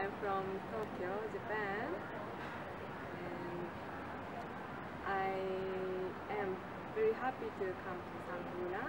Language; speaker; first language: English; non-native, learner; Japanese